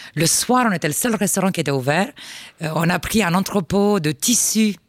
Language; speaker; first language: French; non-native, fluent; Romanian